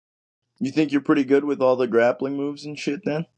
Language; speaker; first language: English; native; English